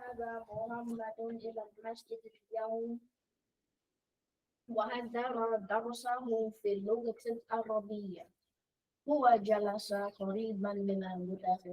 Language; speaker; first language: Arabic; non-native, learner; English